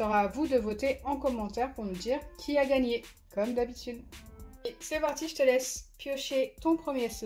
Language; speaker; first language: French; native; French